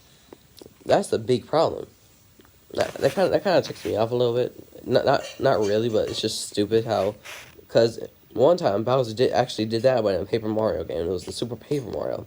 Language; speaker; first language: English; native; English